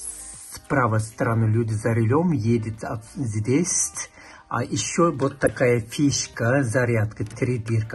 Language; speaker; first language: Russian; non-native, fluent; Turkish